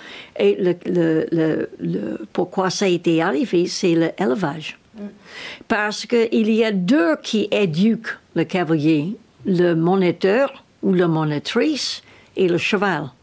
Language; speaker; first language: French; non-native, learner; English